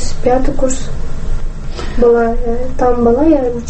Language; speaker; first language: Russian; non-native, learner; Kyrgyz